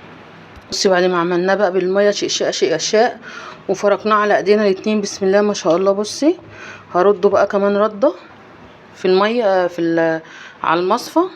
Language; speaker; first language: Arabic; native; Arabic